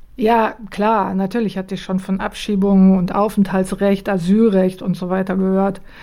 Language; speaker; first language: German; native; German